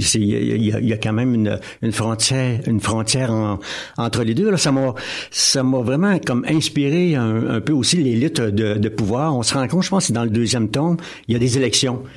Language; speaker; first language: French; native; French